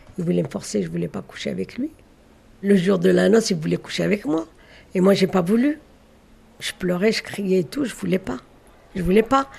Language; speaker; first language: French; early bilingual, other home language; Arabic